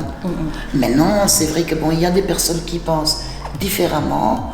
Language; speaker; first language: French; non-native, fluent; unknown